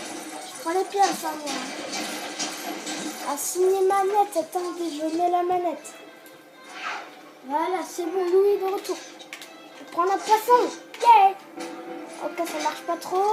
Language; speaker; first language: French; native; French